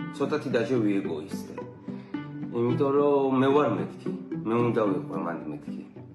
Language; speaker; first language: Georgian; early bilingual, heritage; Georgian